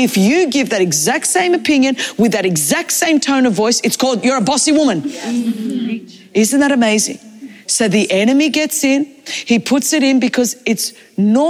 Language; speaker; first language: English; non-native, local second language; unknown